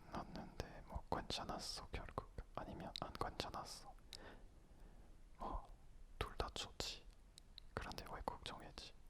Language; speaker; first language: Korean; non-native, fluent; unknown